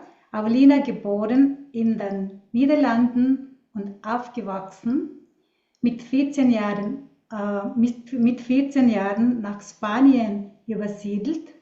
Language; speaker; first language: German; non-native, learner; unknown